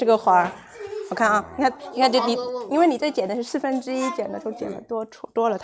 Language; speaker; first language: Chinese; non-native, fluent; English